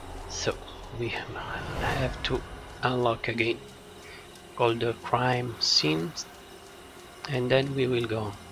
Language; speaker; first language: English; non-native, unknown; Italian